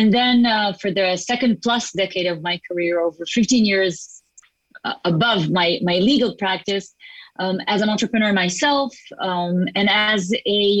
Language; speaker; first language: English; non-native, fluent; Hebrew